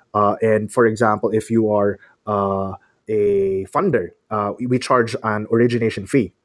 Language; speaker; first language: English; non-native, local second language; Filipino